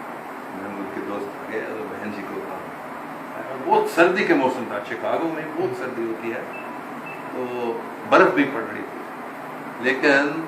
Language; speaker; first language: Hindi; non-native, local second language; English